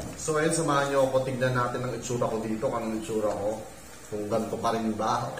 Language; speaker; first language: Filipino; native; Filipino